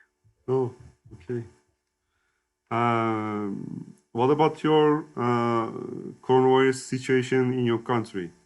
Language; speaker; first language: English; non-native, learner; Turkish